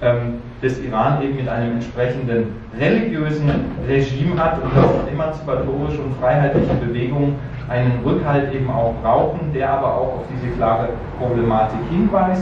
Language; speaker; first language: German; native; German